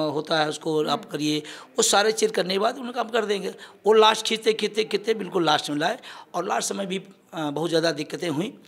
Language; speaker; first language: Hindi; native; Hindi